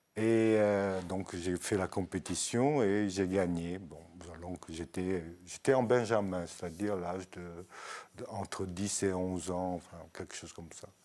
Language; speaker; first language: French; early bilingual, other home language; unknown